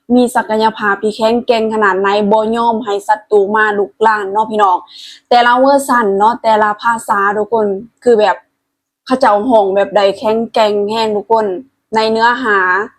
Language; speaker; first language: Thai; native; Thai